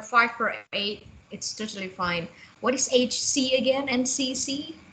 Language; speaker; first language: English; non-native, fluent; Indonesian